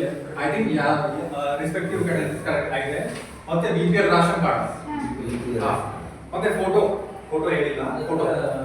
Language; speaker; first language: Kannada; non-native, local second language; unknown